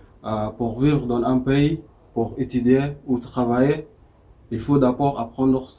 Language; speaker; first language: French; non-native, learner; Arabic